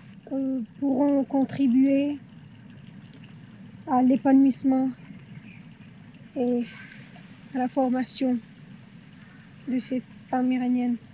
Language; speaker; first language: French; non-native, fluent; Persian